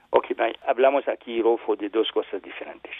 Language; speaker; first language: Spanish; non-native, learner; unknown